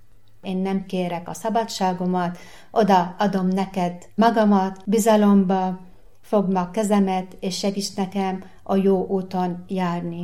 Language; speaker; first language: Hungarian; non-native, learner; Arabic